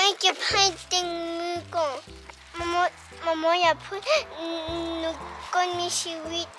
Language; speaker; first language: Thai; early bilingual, heritage; Thai